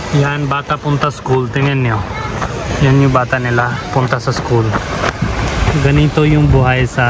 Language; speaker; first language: Filipino; non-native, learner; Hindi